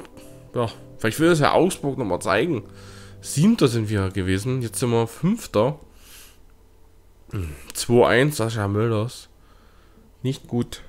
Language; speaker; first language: German; native; German